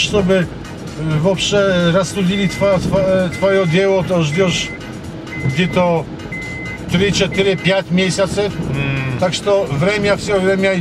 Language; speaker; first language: Russian; non-native, learner; Polish